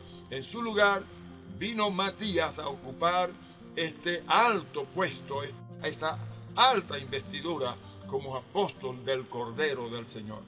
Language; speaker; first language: Spanish; native; Spanish